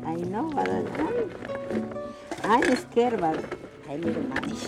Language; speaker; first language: English; non-native, learner; Spanish